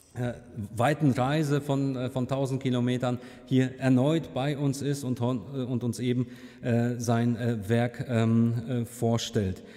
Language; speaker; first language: German; native; German